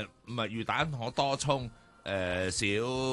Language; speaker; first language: Cantonese; native; Cantonese